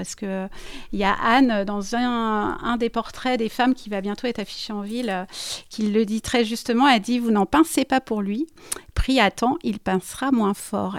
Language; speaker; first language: French; native; French